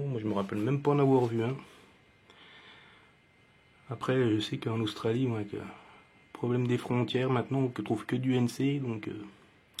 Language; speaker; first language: French; native; French